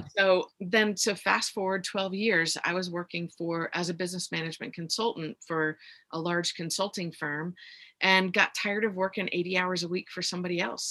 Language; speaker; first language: English; native; English